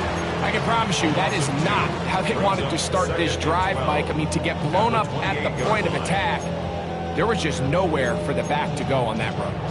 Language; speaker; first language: English; native; English